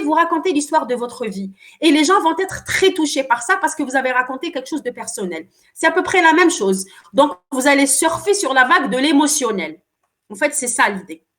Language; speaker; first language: French; non-native, local second language; Arabic